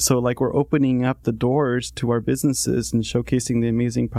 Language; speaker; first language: English; native; English